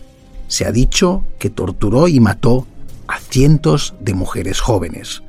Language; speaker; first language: Spanish; native; Spanish